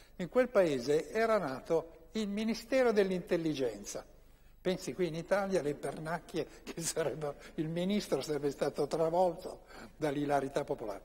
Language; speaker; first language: Italian; native; Italian